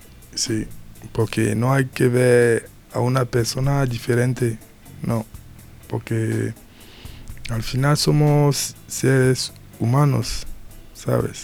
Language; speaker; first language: Spanish; non-native, learner; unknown